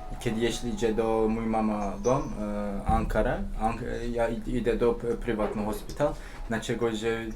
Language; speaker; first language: Polish; non-native, learner; Turkish